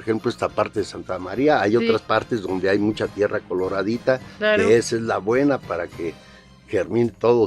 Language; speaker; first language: Spanish; native; Spanish